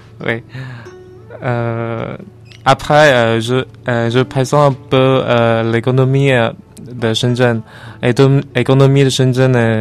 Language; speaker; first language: French; non-native, learner; Chinese